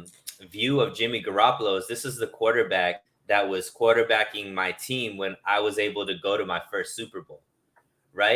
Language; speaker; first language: English; native; English